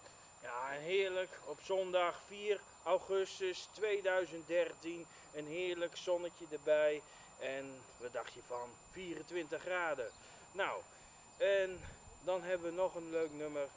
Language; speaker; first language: Dutch; native; Dutch